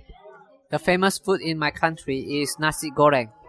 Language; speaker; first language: English; non-native, fluent; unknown